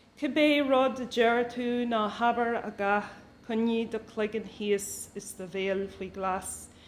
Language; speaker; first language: Irish; non-native, local second language; English